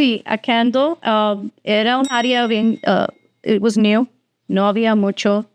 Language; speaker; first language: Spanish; early bilingual, heritage; Spanish